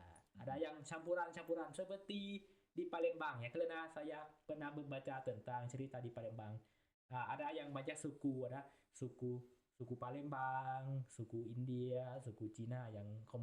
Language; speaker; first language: Indonesian; non-native, learner; Thai